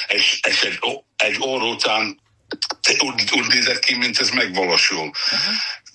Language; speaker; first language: Hungarian; non-native, learner; English